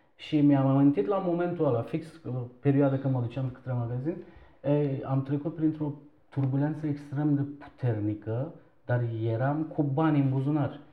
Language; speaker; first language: Romanian; non-native, fluent; Turkish